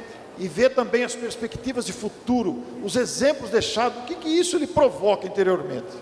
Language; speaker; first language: Portuguese; native; Portuguese